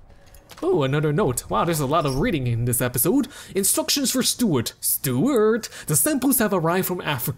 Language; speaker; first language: English; native; English